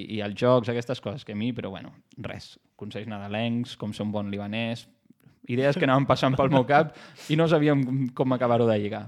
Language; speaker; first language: Catalan; native; Catalan